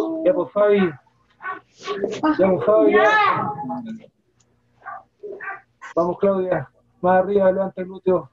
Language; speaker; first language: Spanish; native; Spanish